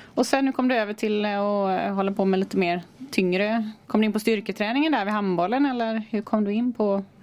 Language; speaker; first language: Swedish; native; Swedish